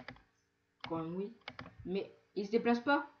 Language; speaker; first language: French; native; French